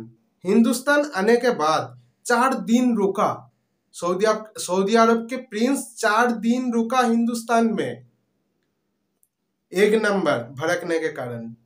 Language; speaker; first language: Hindi; non-native, local second language; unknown